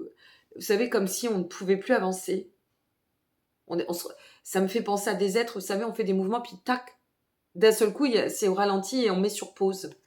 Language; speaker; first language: French; native; French